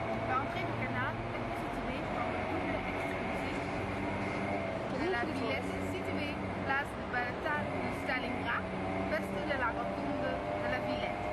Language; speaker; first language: French; non-native, learner; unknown